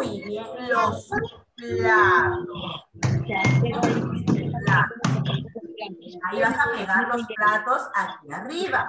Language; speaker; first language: Spanish; native; Spanish